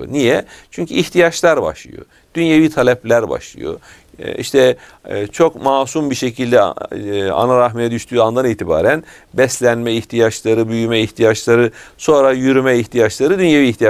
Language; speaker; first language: Turkish; native; Turkish